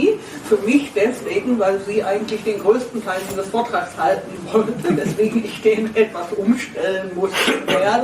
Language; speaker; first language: German; native; German